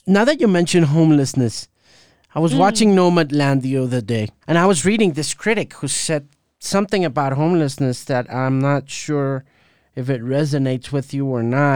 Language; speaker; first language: English; non-native, fluent; Spanish